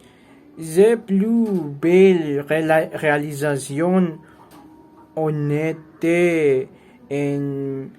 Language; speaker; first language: French; non-native, learner; Spanish